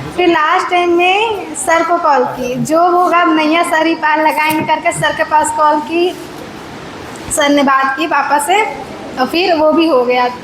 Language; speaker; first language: Hindi; native; Hindi